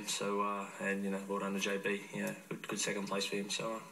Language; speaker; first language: English; native; English